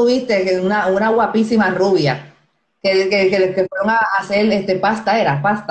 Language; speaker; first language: Spanish; native; Spanish